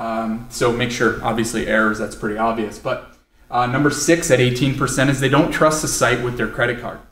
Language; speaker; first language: English; native; English